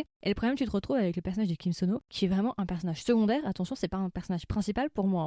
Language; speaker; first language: French; native; French